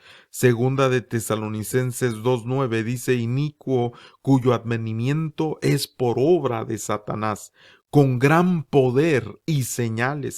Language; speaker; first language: Spanish; native; Spanish